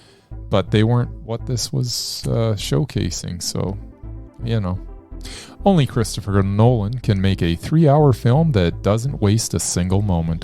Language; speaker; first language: English; native; English